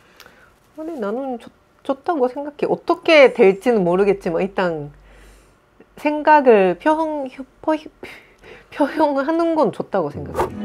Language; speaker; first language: Korean; non-native, fluent; Japanese